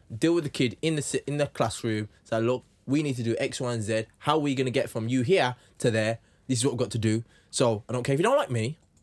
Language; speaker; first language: English; native; English